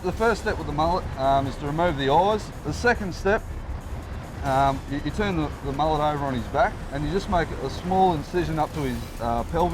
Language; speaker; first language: English; native; English